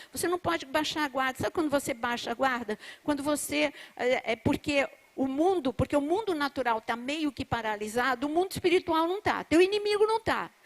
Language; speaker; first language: Portuguese; native; Portuguese